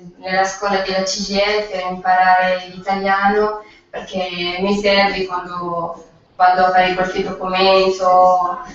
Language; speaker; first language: Italian; non-native, learner; Arabic